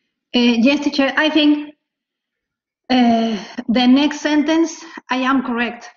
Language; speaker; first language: English; non-native, learner; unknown